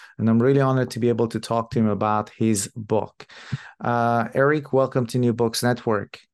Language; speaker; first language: English; non-native, fluent; Persian